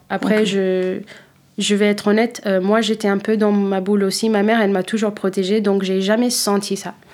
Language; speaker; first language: French; non-native, fluent; Kabuverdianu